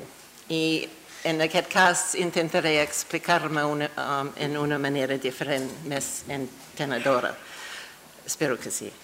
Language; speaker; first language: Catalan; non-native, fluent; English